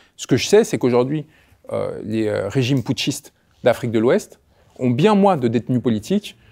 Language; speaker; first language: French; early bilingual, other home language; Spanish